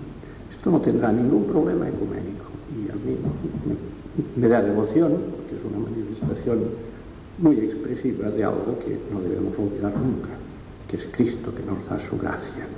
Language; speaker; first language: Spanish; non-native, local second language; Catalan